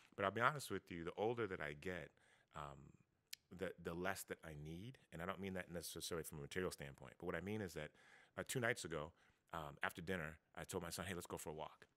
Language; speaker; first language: English; native; English